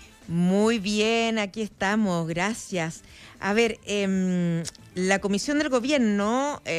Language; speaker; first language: Spanish; native; Spanish